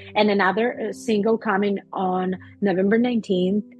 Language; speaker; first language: English; non-native, fluent; Russian